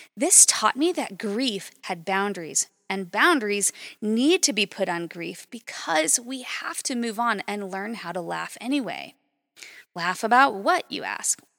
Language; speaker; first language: English; native; English